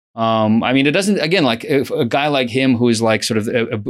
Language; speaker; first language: English; early bilingual, other home language; Russian